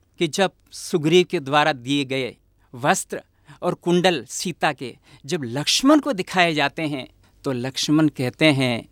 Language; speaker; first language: Hindi; native; Hindi